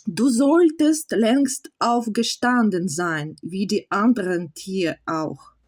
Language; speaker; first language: German; non-native, learner; Ukrainian